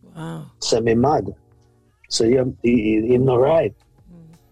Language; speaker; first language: English; native; English